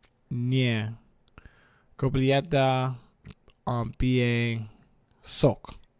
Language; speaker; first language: Polish; non-native, learner; English